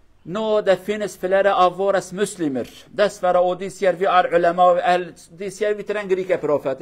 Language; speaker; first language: Norwegian; non-native, fluent; Kurdish